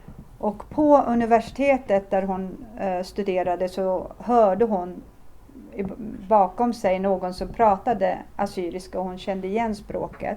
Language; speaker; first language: Swedish; early bilingual, other home language; Assyrian Neo-Aramaic